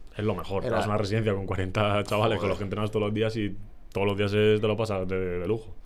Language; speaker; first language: Spanish; native; Spanish